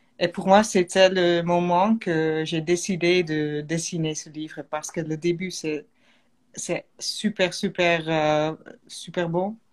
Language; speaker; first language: French; non-native, learner; Dutch